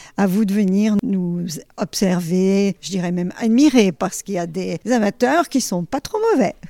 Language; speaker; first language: French; native; French